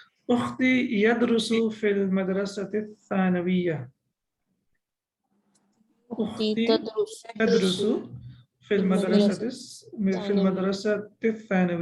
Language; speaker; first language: Arabic; non-native, fluent; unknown